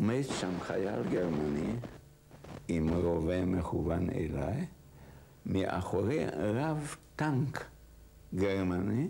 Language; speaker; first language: Hebrew; non-native, fluent; Hungarian